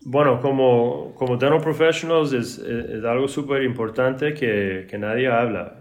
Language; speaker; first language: Spanish; early bilingual, heritage; Spanish